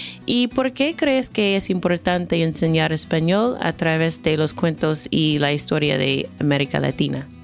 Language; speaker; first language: Spanish; non-native, fluent; English